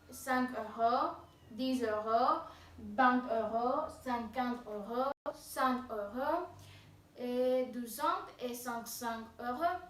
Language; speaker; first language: French; non-native, fluent; Spanish